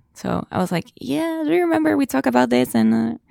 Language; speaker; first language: English; non-native, fluent; Spanish